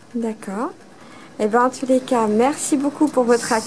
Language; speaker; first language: French; native; French